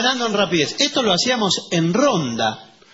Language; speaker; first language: Spanish; native; Spanish